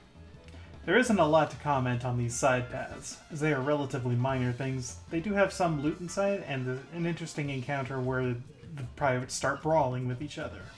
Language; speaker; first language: English; native; English